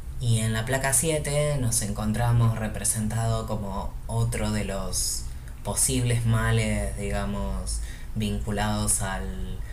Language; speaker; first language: Spanish; native; Spanish